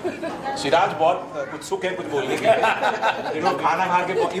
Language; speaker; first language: Hindi; native; Hindi